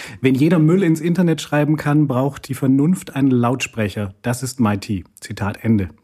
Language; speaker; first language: German; native; German